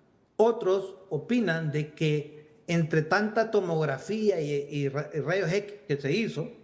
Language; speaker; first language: Spanish; native; Spanish